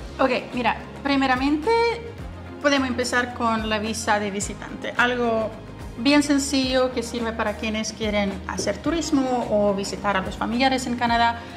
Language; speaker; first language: Spanish; non-native, fluent; Ukrainian